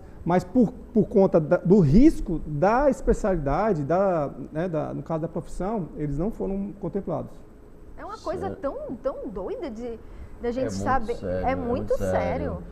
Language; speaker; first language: Portuguese; native; Portuguese